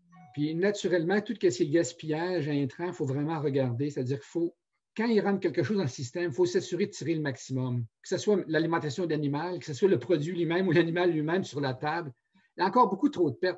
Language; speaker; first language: French; native; French